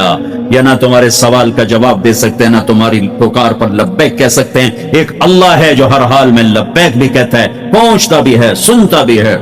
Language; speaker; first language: Hindi; non-native, local second language; Punjabi